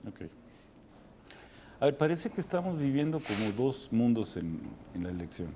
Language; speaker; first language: Spanish; native; Spanish